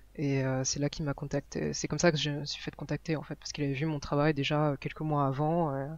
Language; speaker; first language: French; native; French